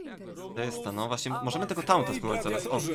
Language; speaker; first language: Polish; native; Polish